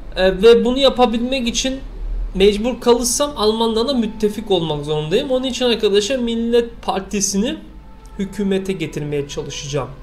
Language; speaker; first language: Turkish; early bilingual, heritage; Turkish